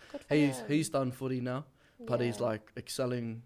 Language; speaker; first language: English; native; English